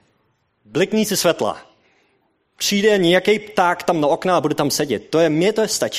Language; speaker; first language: Czech; non-native, learner; Dutch